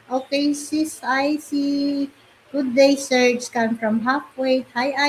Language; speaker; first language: English; non-native, local second language; Filipino